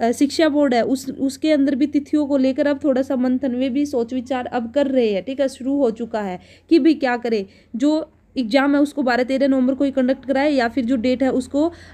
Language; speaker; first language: Hindi; native; Hindi